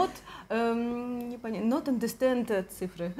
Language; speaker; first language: English; non-native, learner; Russian